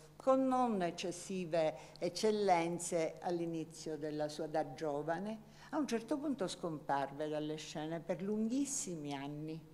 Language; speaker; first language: Italian; native; Italian